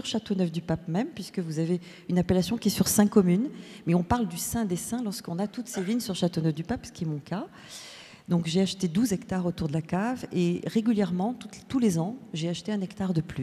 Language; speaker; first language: French; native; French